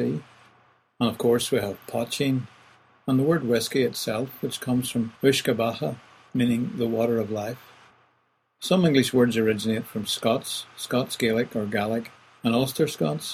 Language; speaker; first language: English; native; English